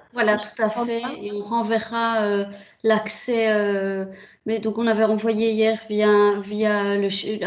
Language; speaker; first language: French; native; French